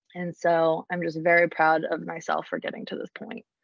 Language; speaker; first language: English; native; English